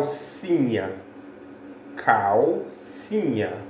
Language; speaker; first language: Portuguese; non-native, fluent; Haitian Creole